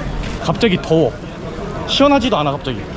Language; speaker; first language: Korean; native; Korean